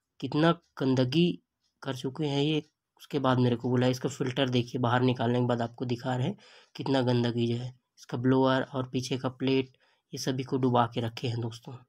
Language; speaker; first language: Hindi; native; Hindi